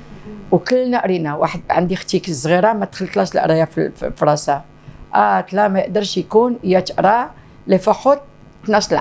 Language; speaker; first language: Arabic; native; Arabic